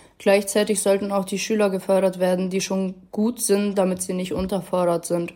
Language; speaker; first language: German; early bilingual, other home language; Arabic